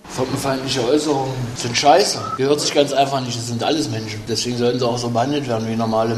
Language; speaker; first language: German; native; German